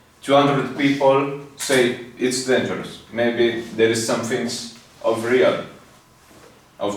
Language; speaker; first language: English; non-native, fluent; Italian